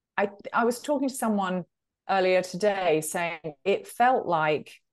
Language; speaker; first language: English; native; English